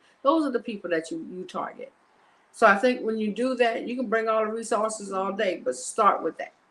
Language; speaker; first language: English; native; English